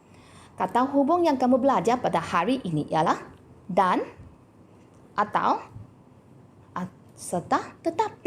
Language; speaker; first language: Indonesian; non-native, local second language; Chinese